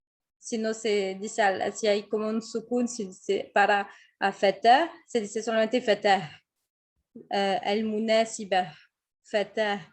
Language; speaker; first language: Spanish; non-native, fluent; French